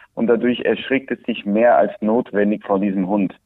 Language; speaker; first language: German; early bilingual, other home language; Spanish